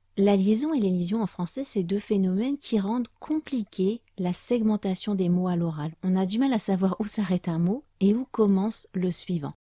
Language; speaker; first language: French; native; French